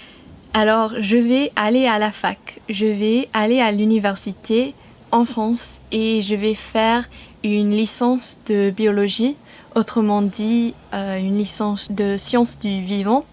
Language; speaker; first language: French; non-native, fluent; English